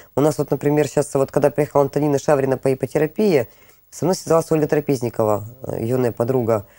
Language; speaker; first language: Russian; native; Russian